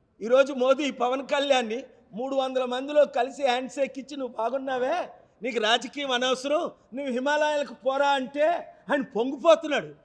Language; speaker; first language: Telugu; native; Telugu